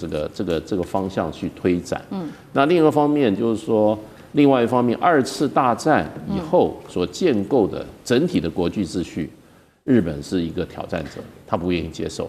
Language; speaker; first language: Chinese; native; Chinese